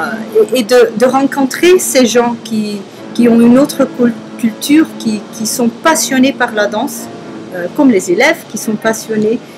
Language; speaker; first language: French; non-native, fluent; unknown